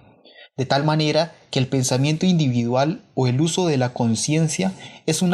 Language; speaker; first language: Spanish; native; Spanish